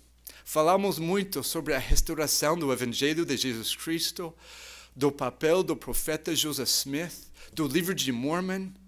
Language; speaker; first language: Portuguese; non-native, fluent; English